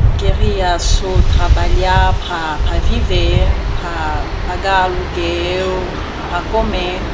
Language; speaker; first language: Portuguese; non-native, learner; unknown